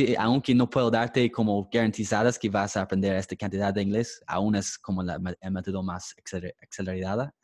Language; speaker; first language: Spanish; non-native, fluent; English